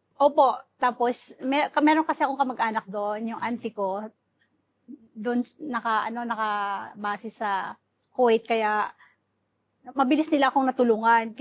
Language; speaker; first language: Filipino; non-native, local second language; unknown